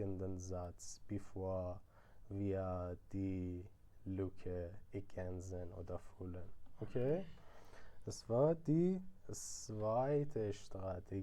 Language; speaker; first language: German; non-native, fluent; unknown